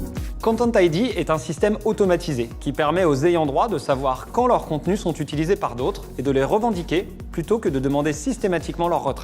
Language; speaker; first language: French; native; French